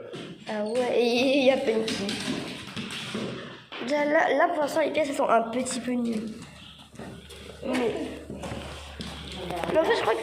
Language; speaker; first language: French; native; French